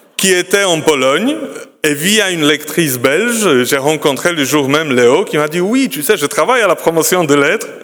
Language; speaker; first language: French; non-native, fluent; Polish